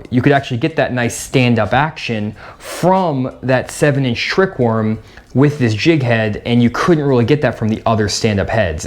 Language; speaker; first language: English; native; English